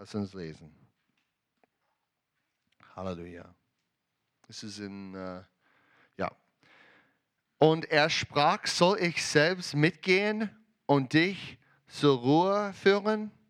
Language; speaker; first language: German; non-native, learner; English